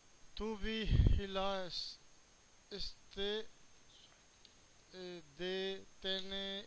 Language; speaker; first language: Spanish; non-native, learner; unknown